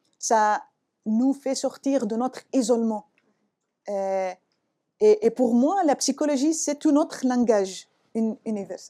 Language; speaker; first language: French; non-native, fluent; Arabic